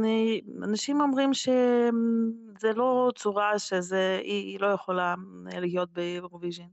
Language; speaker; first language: Hebrew; non-native, fluent; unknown